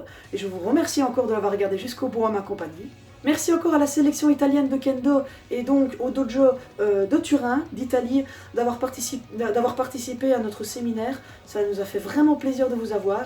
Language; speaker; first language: French; native; French